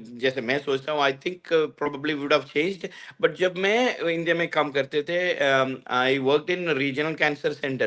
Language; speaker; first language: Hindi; non-native, local second language; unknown